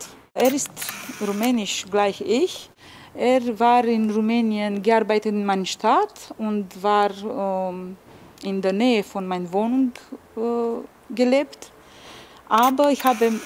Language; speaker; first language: German; non-native, learner; Romanian